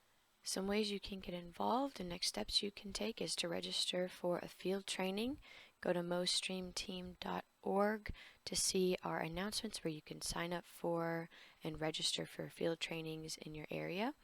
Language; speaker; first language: English; native; English